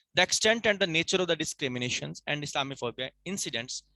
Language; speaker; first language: English; non-native, local second language; Urdu